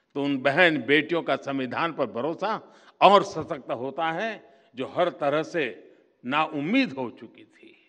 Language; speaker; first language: Hindi; non-native, local second language; Gujarati